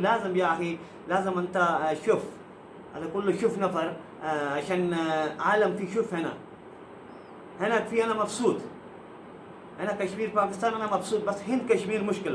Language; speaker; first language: Arabic; non-native, learner; Urdu